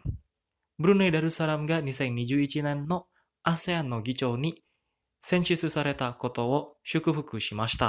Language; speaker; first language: Japanese; non-native, fluent; Indonesian